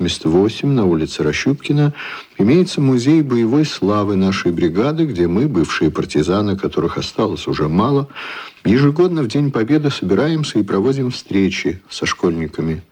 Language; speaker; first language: Russian; native; Russian